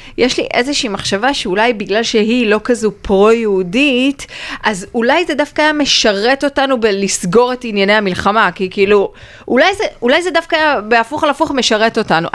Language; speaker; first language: Hebrew; native; Hebrew